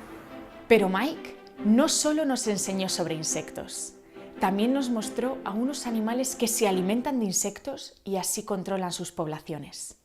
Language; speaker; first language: Spanish; native; Spanish